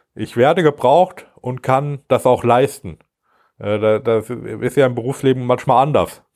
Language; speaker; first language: German; native; German